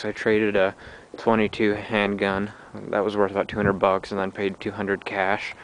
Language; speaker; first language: English; native; English